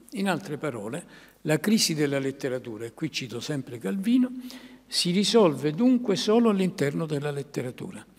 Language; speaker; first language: Italian; native; Italian